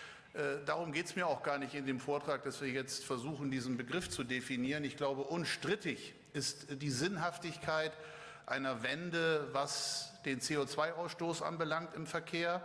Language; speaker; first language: German; native; German